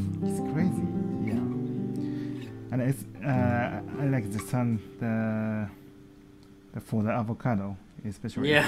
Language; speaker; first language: English; non-native, learner; Japanese